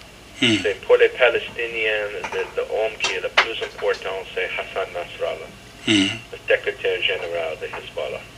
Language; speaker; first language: French; non-native, fluent; English